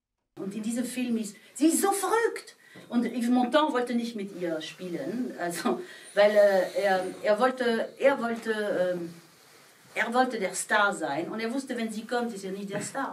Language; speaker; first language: German; non-native, fluent; French